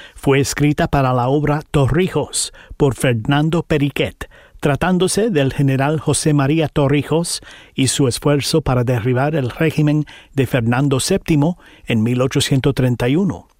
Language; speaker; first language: Spanish; non-native, fluent; English